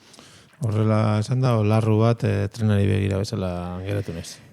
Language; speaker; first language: Basque; native; Basque